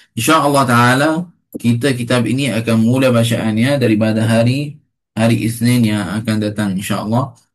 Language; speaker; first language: Malay; native; Malay